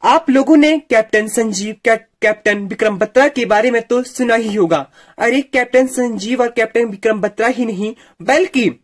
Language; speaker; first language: Hindi; native; Hindi